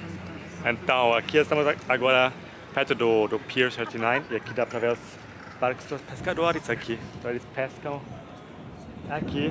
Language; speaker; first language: Portuguese; non-native, fluent; German